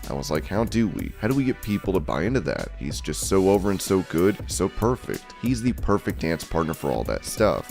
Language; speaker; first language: English; native; English